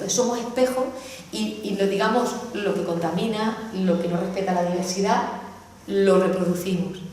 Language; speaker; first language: Spanish; native; Spanish